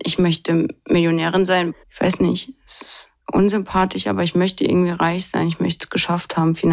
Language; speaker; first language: German; native; German